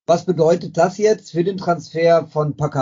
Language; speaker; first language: German; native; German